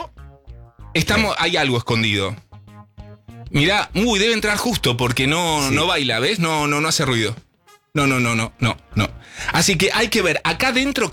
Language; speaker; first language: Spanish; native; Spanish